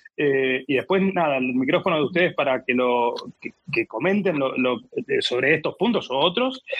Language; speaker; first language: Spanish; native; Spanish